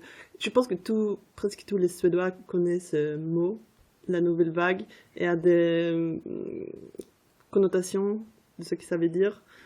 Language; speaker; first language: French; non-native, fluent; Swedish